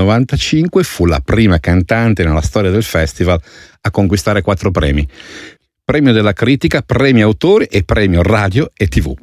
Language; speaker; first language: Italian; native; Italian